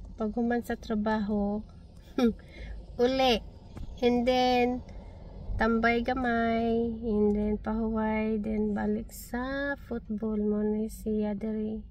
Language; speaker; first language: Filipino; non-native, local second language; Cebuano